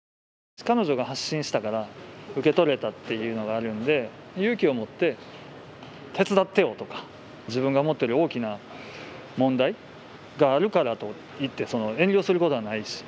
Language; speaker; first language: Japanese; native; Japanese